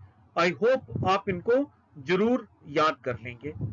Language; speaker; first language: Hindi; native; Hindi